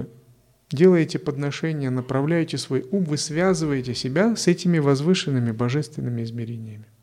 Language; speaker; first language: Russian; native; Russian